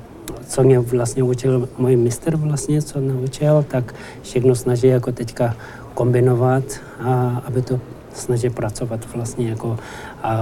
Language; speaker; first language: Czech; non-native, learner; Tibetan